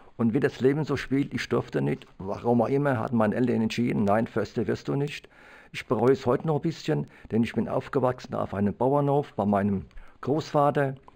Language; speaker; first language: German; native; German